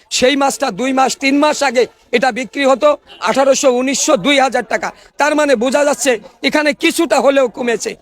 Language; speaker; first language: Bangla; native; Bangla